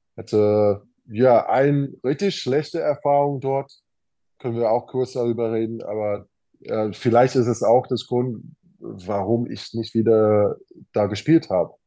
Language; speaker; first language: German; non-native, fluent; English